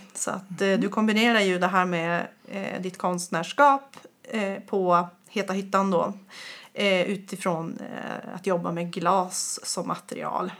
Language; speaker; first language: Swedish; native; Swedish